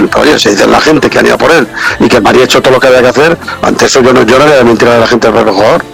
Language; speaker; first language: Spanish; native; Spanish